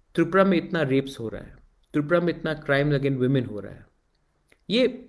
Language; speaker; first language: Hindi; non-native, local second language; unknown